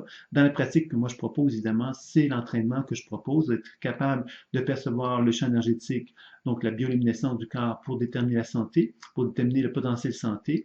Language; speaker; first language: French; native; French